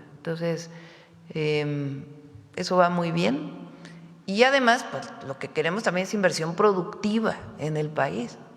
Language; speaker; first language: Spanish; native; Spanish